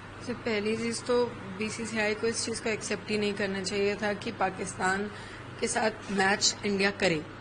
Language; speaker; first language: Hindi; native; Hindi